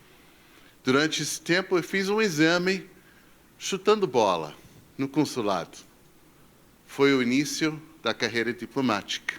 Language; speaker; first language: Portuguese; non-native, fluent; English